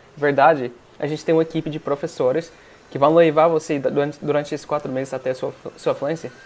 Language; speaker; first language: Portuguese; non-native, fluent; English